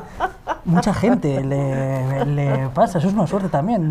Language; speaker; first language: Spanish; native; Spanish